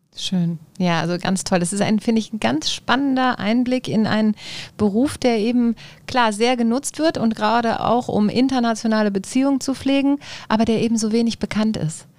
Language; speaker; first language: German; native; German